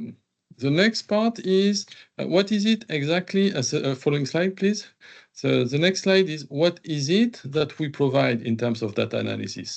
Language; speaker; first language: English; non-native, fluent; French